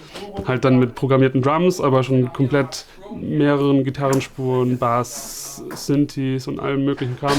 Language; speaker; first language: German; native; German